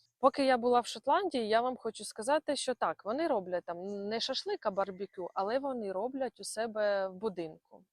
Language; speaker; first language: Ukrainian; non-native, local second language; Russian